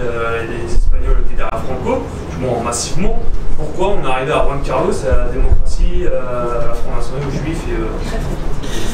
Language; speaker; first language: French; native; French